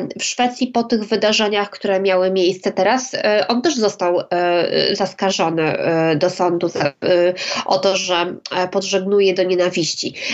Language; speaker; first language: Polish; native; Polish